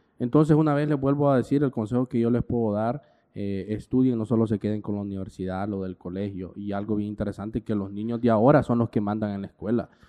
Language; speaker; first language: Spanish; native; Spanish